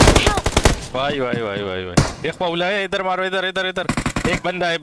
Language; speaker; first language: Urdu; non-native, local second language; Pashto